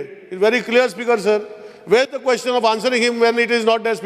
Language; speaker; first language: English; non-native, local second language; Konkani